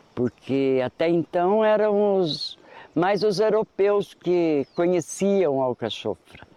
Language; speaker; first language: Portuguese; native; Portuguese